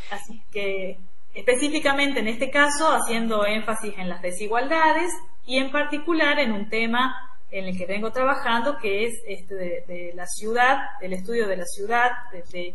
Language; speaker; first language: Spanish; native; Spanish